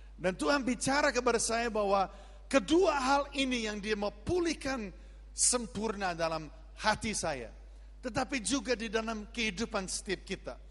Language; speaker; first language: Indonesian; non-native, fluent; English